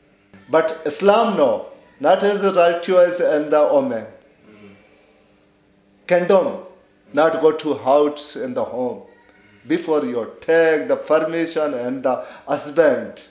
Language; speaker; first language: English; non-native, learner; Baluchi